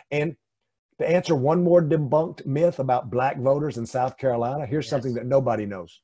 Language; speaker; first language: English; native; English